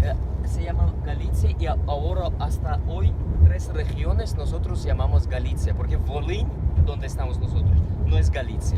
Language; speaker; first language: Spanish; non-native, fluent; Ukrainian